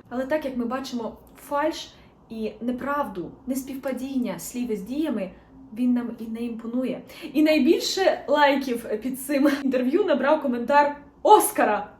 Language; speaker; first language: Ukrainian; non-native, local second language; Russian